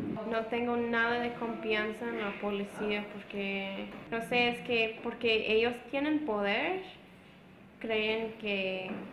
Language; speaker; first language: Spanish; non-native, fluent; English